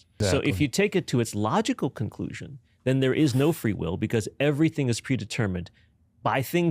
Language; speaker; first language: English; native; English